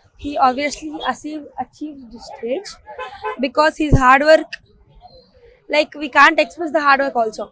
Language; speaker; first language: English; non-native, local second language; Telugu